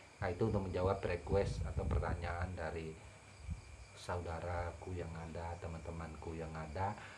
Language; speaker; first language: Indonesian; non-native, local second language; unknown